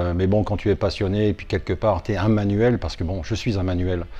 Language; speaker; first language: French; native; French